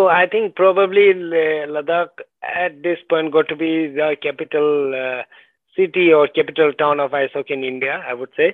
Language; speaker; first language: English; non-native, local second language; Ladakhi